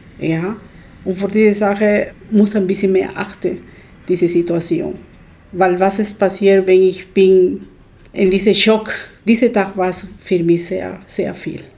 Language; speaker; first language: German; non-native, learner; Spanish